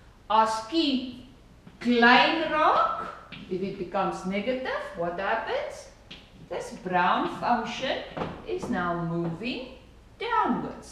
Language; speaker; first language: English; non-native, local second language; Afrikaans